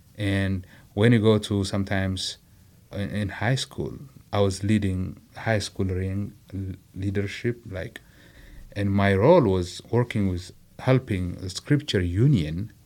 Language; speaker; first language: English; non-native, fluent; Amharic